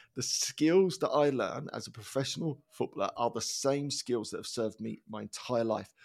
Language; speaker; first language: English; native; English